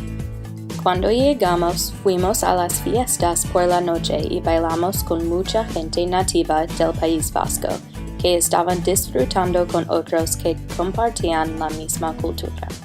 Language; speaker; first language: Spanish; non-native, learner; English